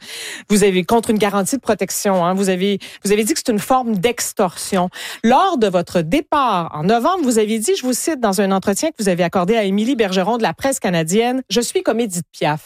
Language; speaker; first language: French; native; French